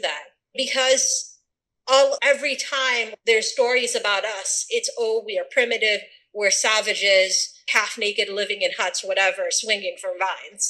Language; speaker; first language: English; early bilingual, other home language; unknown